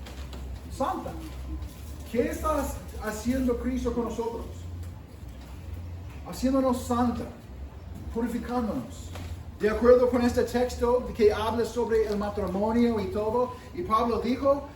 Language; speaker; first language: Spanish; non-native, fluent; English